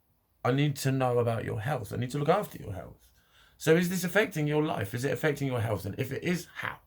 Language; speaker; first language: English; native; English